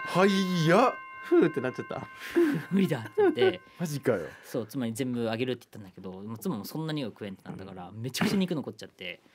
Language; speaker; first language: Japanese; native; Japanese